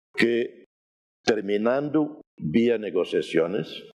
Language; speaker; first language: Spanish; non-native, fluent; Portuguese